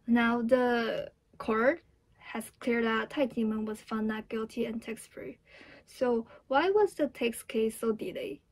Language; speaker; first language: English; non-native, fluent; Chinese